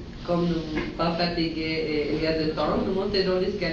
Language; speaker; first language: French; non-native, learner; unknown